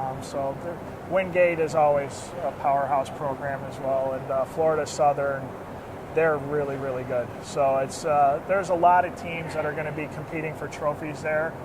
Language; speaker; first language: English; native; English